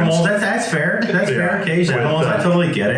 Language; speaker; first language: English; native; English